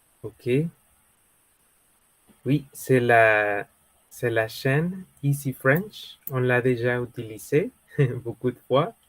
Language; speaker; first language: French; non-native, fluent; Spanish